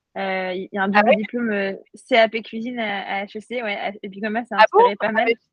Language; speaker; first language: French; native; French